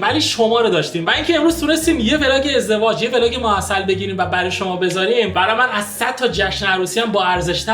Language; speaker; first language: Persian; native; Persian